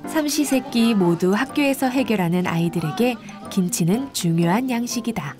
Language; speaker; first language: Korean; native; Korean